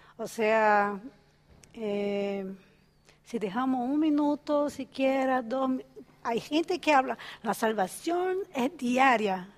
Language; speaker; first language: Spanish; non-native, fluent; Portuguese